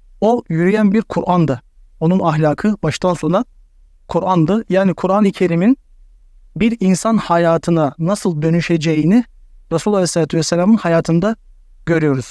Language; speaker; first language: Turkish; native; Turkish